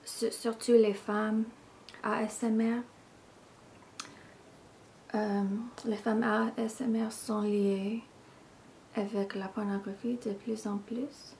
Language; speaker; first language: French; non-native, learner; English